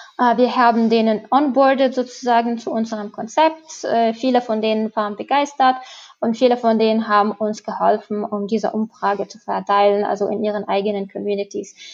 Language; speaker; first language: German; non-native, fluent; Arabic